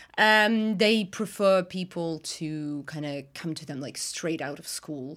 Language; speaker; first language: English; non-native, fluent; Russian